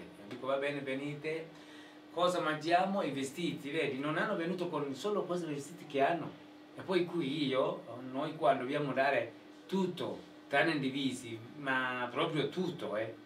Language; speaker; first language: Italian; non-native, fluent; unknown